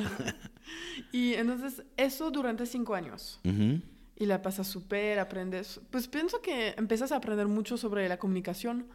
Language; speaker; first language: Spanish; non-native, fluent; French